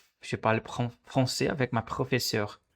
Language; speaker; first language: French; non-native, learner; Portuguese